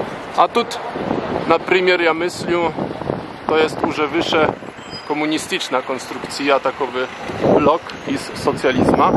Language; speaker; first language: Polish; non-native, learner; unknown